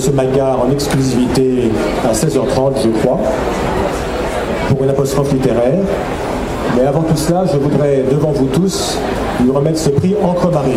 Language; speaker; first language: French; native; French